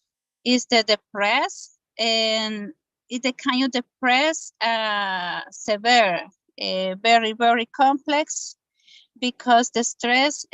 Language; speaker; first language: English; non-native, learner; Spanish